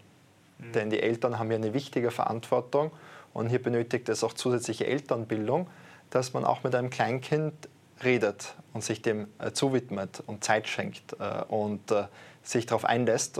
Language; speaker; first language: German; native; German